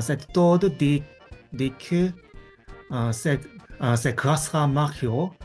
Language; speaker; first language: French; non-native, fluent; Japanese